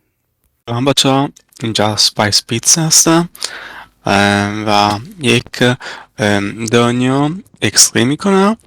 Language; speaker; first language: Persian; non-native, learner; Italian